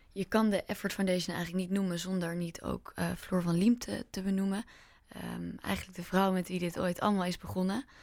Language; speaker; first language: Dutch; native; Dutch